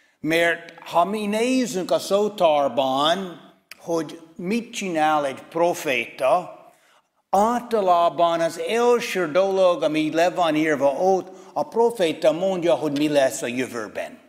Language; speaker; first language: Hungarian; non-native, fluent; English